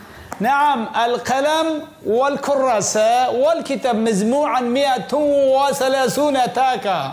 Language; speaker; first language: Arabic; non-native, fluent; Bangla